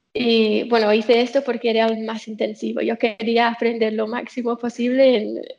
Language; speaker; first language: Spanish; non-native, fluent; English